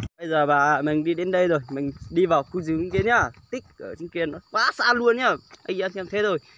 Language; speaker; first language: Vietnamese; non-native, local second language; Hmong